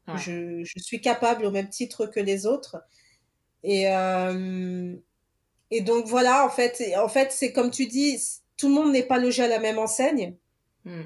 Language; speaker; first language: French; early bilingual, other home language; Portuguese